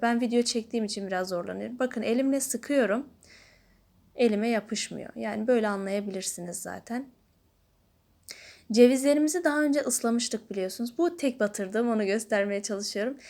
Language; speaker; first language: Turkish; native; Turkish